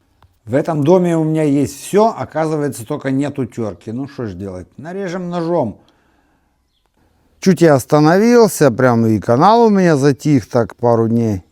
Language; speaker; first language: Russian; native; Russian